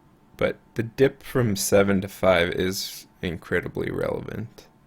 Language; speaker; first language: English; native; English